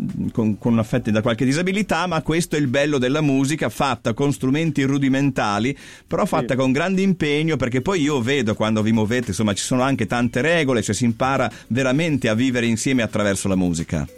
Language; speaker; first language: Italian; native; Italian